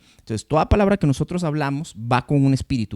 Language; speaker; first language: Spanish; native; Spanish